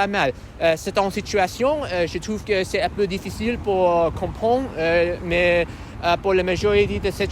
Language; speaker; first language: French; non-native, learner; English